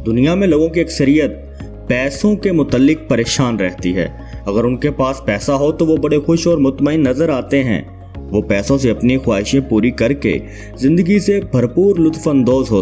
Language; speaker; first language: Urdu; native; Urdu